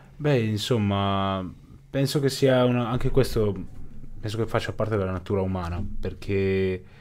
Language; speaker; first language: Italian; early bilingual, other home language; Urdu